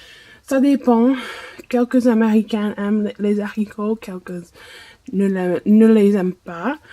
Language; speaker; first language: French; non-native, fluent; English